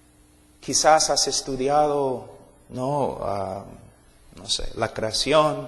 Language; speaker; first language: Spanish; non-native, fluent; English